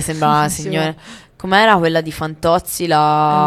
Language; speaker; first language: Italian; native; Italian